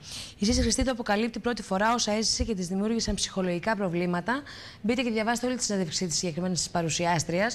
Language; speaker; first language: Greek; native; Greek